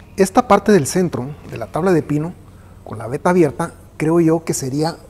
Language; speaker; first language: Spanish; native; Spanish